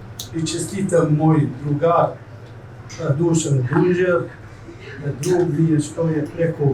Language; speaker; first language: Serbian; non-native, fluent; Arabic